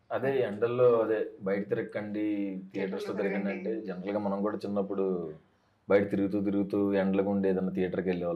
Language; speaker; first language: Telugu; native; Telugu